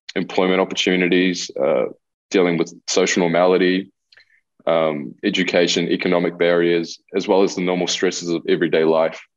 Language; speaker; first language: English; non-native, local second language; Spanish